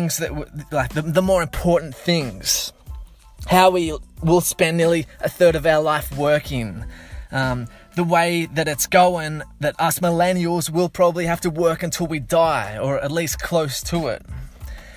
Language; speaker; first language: English; native; English